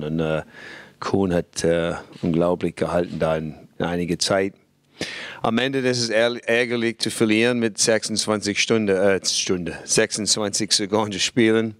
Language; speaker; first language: German; non-native, fluent; English